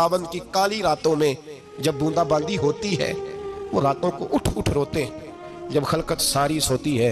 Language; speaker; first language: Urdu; non-native, local second language; Punjabi